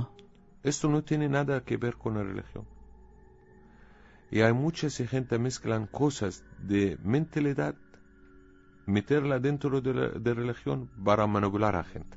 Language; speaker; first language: Spanish; non-native, learner; Arabic